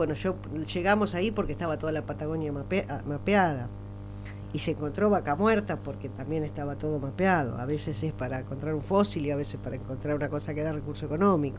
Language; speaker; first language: Spanish; native; Spanish